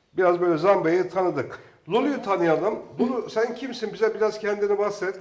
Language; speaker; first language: Turkish; native; Turkish